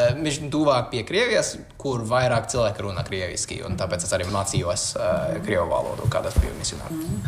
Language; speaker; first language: Latvian; non-native, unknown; English